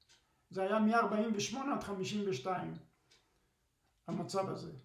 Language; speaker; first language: Hebrew; early bilingual, other home language; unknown